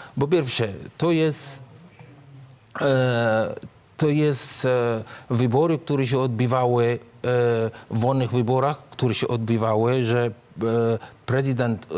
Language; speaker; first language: Polish; non-native, fluent; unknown